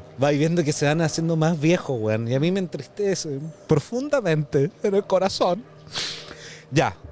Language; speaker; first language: Spanish; native; Spanish